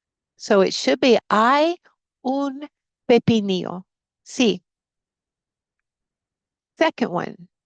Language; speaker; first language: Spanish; non-native, fluent; English